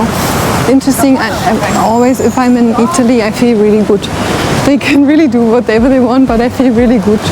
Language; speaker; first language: English; non-native, learner; German